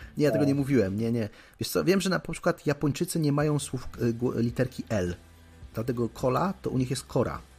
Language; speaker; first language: Polish; native; Polish